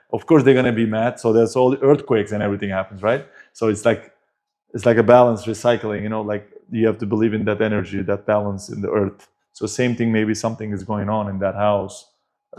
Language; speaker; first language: English; non-native, fluent; Turkish